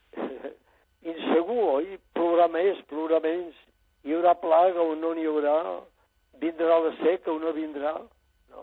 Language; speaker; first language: Catalan; native; Catalan